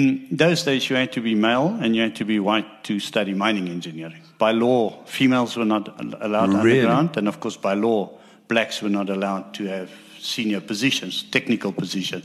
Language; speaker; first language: English; non-native, local second language; Afrikaans